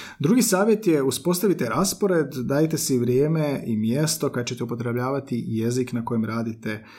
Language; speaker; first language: Croatian; native; Croatian